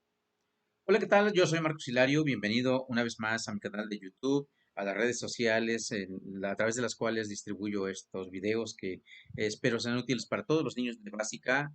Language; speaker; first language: Spanish; native; Spanish